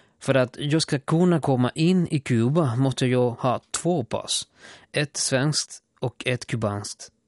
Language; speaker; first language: Swedish; non-native, fluent; Spanish